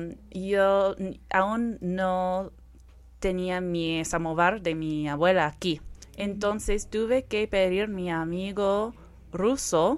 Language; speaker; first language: Spanish; non-native, fluent; English